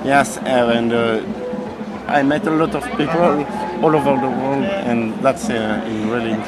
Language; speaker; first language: English; non-native, learner; French